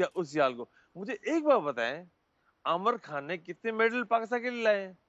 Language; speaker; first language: Urdu; non-native, local second language; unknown